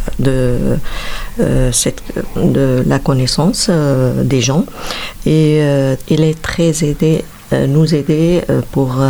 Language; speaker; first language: French; non-native, learner; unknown